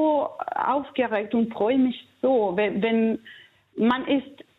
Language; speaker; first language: German; non-native, fluent; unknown